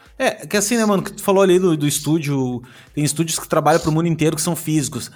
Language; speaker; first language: Portuguese; native; Portuguese